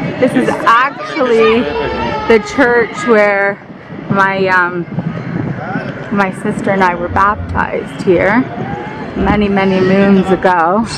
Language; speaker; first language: English; early bilingual, heritage; English